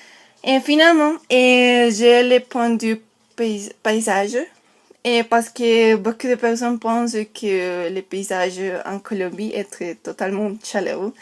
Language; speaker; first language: French; non-native, learner; Spanish